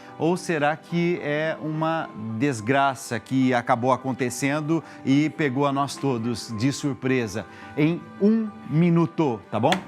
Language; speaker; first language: Portuguese; native; Portuguese